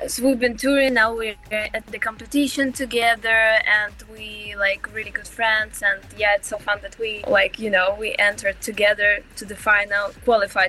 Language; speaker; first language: English; non-native, fluent; Ukrainian